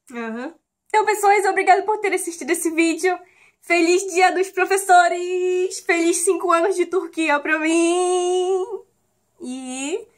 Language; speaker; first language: Portuguese; native; Portuguese